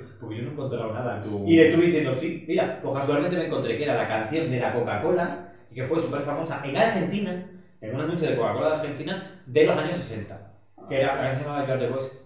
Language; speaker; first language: Spanish; native; Spanish